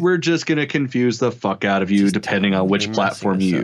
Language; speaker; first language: English; native; English